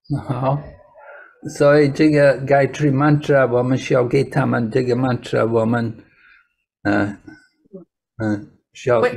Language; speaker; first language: Chinese; non-native, learner; English